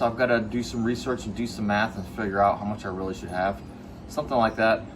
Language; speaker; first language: English; native; English